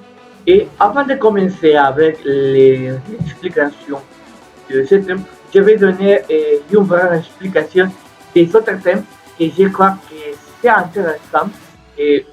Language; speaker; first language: French; non-native, learner; Spanish